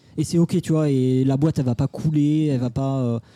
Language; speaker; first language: French; native; French